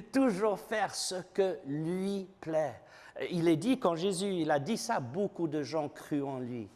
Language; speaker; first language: French; non-native, fluent; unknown